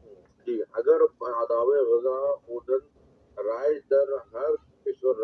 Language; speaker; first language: Persian; non-native, learner; Urdu